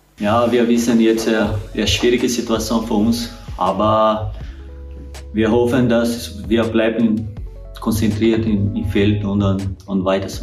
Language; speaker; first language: German; non-native, learner; Portuguese